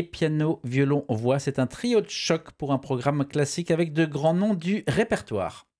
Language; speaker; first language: French; native; French